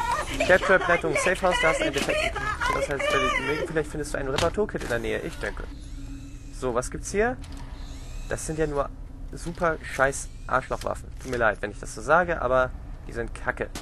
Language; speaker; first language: German; native; German